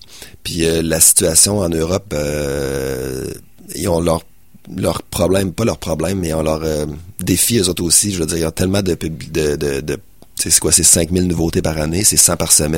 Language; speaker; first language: French; native; French